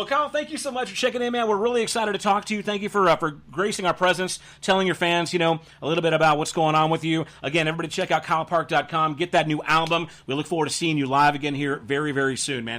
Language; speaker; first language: English; native; English